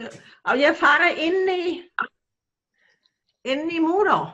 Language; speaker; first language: Icelandic; non-native, learner; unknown